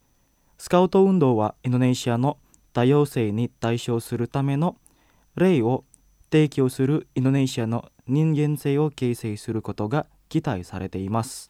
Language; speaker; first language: Japanese; non-native, fluent; Indonesian